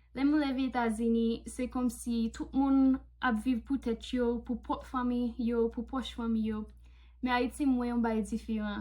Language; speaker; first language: Haitian Creole; non-native, fluent; English